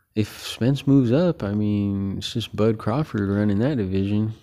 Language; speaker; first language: English; early bilingual, other home language; Filipino